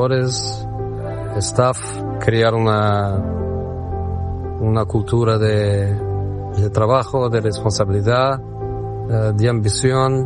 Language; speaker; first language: Spanish; non-native, fluent; Portuguese